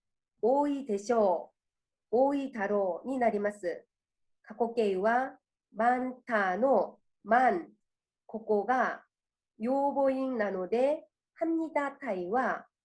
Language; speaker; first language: Japanese; non-native, fluent; Korean